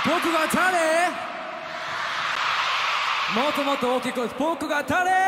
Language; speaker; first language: Japanese; non-native, learner; Korean